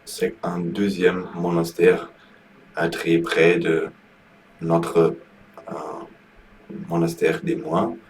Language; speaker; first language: French; non-native, learner; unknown